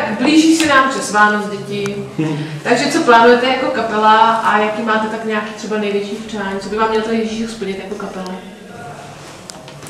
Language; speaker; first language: Czech; native; Czech